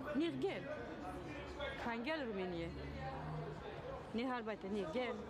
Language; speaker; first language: German; non-native, learner; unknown